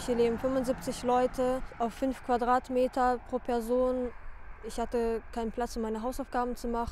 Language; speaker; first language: German; early bilingual, other home language; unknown